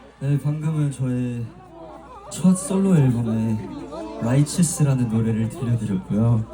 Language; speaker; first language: Korean; early bilingual, heritage; Korean